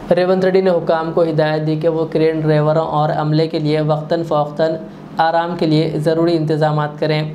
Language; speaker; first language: Urdu; native; Urdu